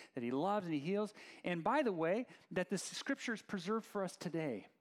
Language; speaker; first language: English; native; English